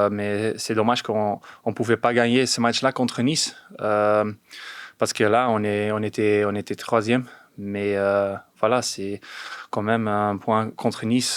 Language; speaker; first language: French; non-native, fluent; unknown